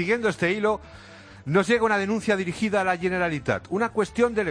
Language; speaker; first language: Spanish; native; Spanish